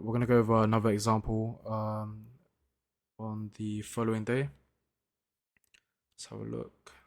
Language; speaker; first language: English; native; English